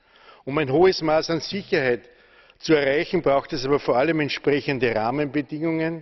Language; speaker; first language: German; native; German